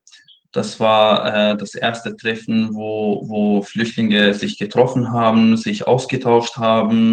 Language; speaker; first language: German; non-native, fluent; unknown